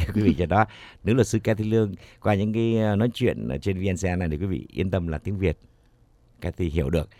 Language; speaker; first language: Vietnamese; native; Vietnamese